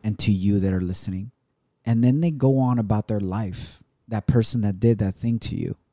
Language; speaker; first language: English; early bilingual, other home language; Spanish